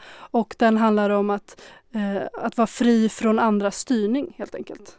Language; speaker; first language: Swedish; early bilingual, other home language; Arabic